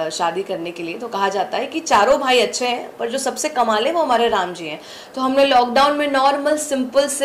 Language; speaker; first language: Hindi; native; Hindi